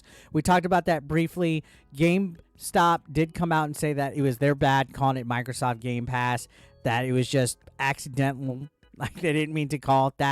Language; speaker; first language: English; native; English